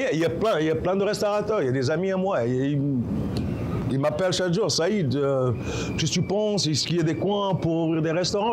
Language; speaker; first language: French; non-native, local second language; Arabic